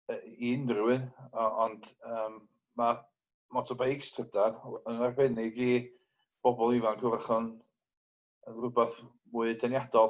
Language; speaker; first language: Welsh; native; Welsh